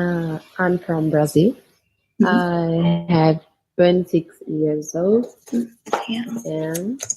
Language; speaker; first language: English; non-native, learner; Portuguese